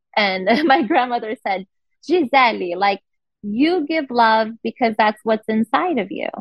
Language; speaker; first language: English; non-native, fluent; Portuguese